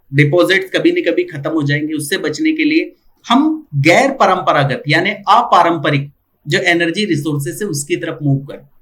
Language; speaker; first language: Hindi; non-native, local second language; Marathi